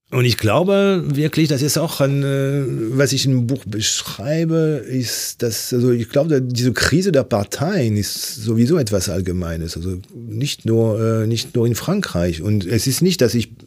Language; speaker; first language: German; non-native, fluent; French